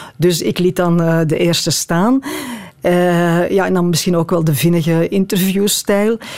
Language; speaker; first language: Dutch; native; Dutch